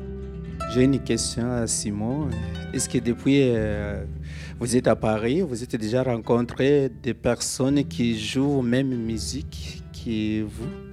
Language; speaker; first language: French; non-native, learner; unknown